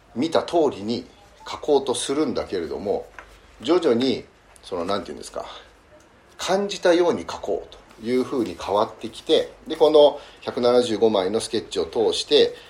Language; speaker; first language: Japanese; early bilingual, heritage; Japanese